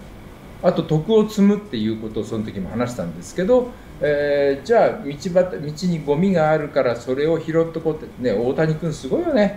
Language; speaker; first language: Japanese; native; Japanese